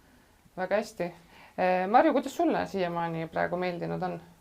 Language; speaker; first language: Estonian; native; Estonian